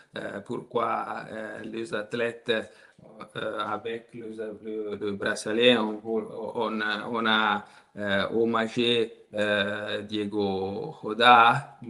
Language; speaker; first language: French; non-native, learner; Italian